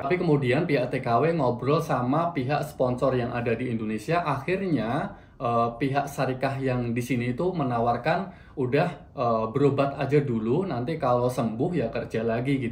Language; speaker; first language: Indonesian; native; Indonesian